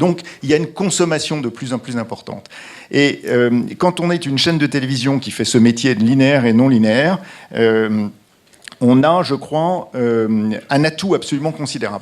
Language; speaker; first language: French; native; French